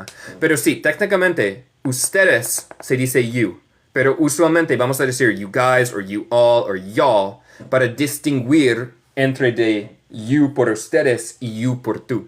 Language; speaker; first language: Spanish; non-native, learner; English